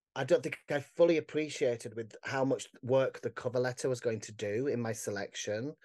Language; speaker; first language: English; native; English